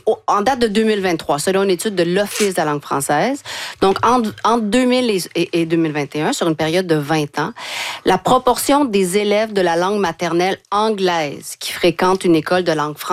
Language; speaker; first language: French; native; French